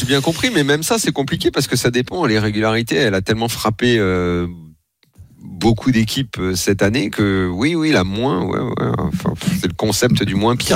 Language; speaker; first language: French; native; French